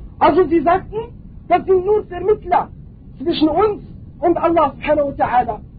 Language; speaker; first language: German; non-native, fluent; Arabic